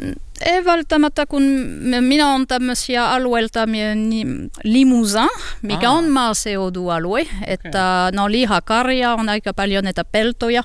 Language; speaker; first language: Finnish; non-native, learner; French